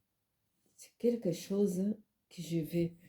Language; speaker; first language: French; non-native, fluent; Portuguese